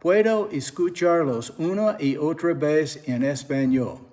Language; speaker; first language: Spanish; non-native, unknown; English